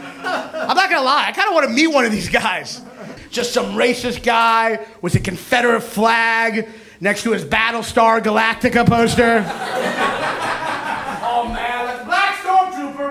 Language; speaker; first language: English; native; English